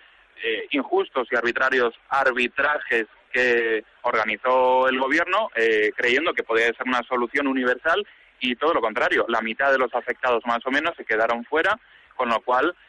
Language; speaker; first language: Spanish; native; Spanish